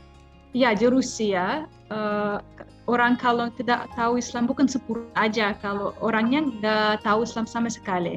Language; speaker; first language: Indonesian; non-native, fluent; Russian